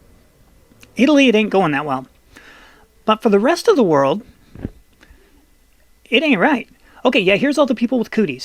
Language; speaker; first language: English; native; English